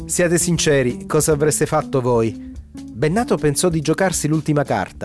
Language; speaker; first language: Italian; native; Italian